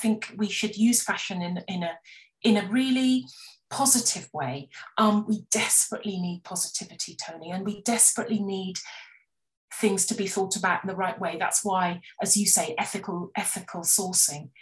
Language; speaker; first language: English; native; English